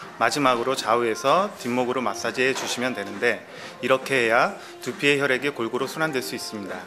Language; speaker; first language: Korean; native; Korean